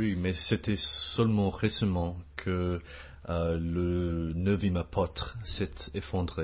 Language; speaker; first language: French; non-native, fluent; English